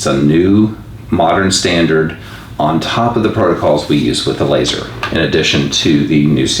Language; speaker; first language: English; native; English